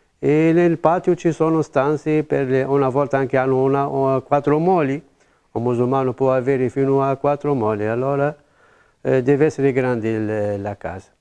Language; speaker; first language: Italian; non-native, local second language; Arabic